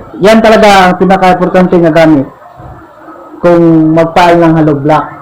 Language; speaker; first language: Filipino; non-native, local second language; Cebuano